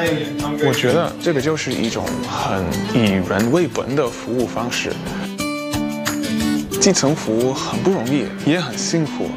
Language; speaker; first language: Chinese; non-native, fluent; English